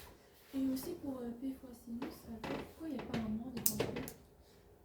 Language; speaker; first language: French; native; French